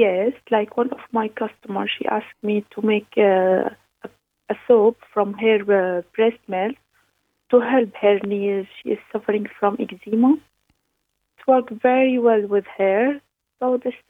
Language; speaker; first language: English; non-native, learner; Arabic